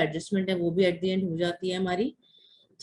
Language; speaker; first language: Hindi; native; Hindi